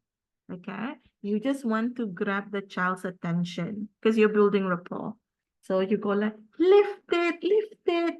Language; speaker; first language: English; non-native, local second language; Malay